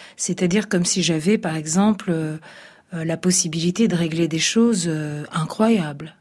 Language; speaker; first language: French; early bilingual, other home language; Italian